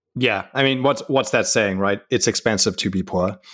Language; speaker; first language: English; native; English